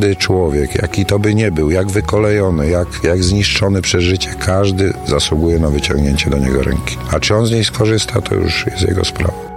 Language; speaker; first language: Polish; native; Polish